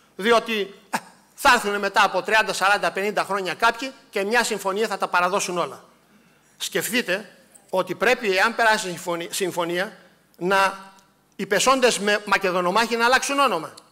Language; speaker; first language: Greek; native; Greek